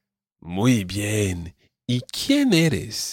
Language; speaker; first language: Spanish; non-native, fluent; English